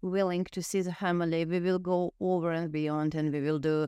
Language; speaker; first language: English; non-native, fluent; Ukrainian